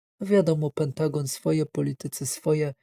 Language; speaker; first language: Polish; native; Polish